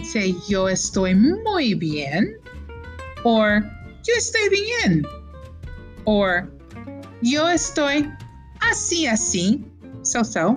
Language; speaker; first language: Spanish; non-native, fluent; English